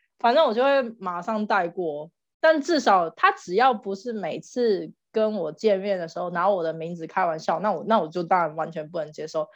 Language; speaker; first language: Chinese; native; Chinese